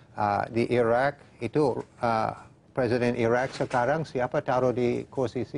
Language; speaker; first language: Indonesian; non-native, fluent; English